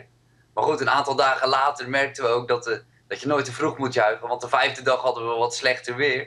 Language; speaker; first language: Dutch; native; Dutch